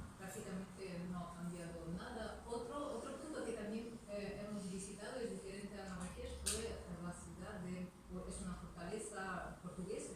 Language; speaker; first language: Spanish; non-native, fluent; Russian